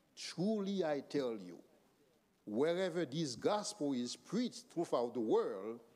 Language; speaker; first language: English; non-native, fluent; Haitian Creole